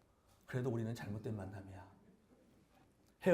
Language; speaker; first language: Korean; native; Korean